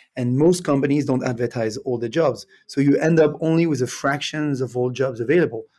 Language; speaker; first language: English; non-native, fluent; French